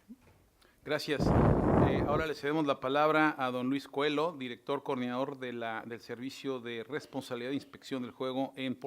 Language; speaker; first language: Spanish; native; Spanish